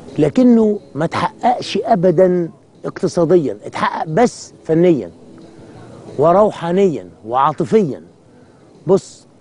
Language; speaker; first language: Arabic; native; Arabic